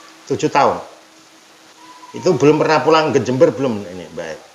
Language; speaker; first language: Indonesian; non-native, local second language; Javanese